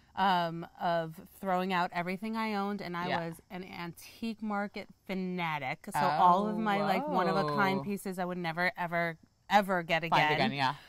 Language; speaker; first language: English; native; English